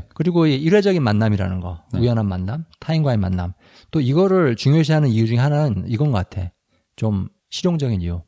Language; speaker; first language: Korean; native; Korean